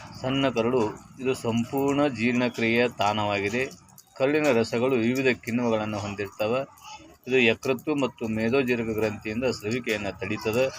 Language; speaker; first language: Kannada; native; Kannada